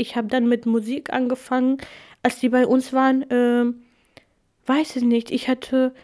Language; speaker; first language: German; non-native, fluent; Kurdish